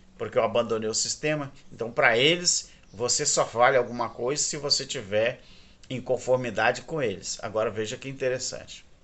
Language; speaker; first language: Portuguese; native; Portuguese